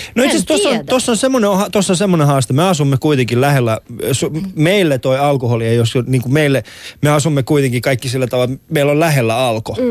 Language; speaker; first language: Finnish; early bilingual, other home language; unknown